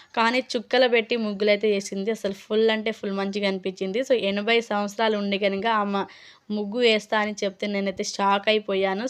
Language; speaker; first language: Telugu; non-native, local second language; Lambadi